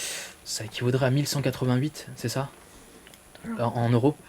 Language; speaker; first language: French; native; French